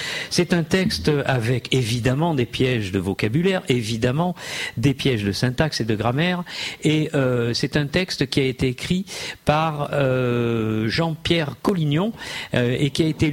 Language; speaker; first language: French; native; French